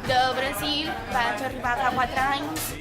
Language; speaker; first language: Catalan; early bilingual, other home language; Portuguese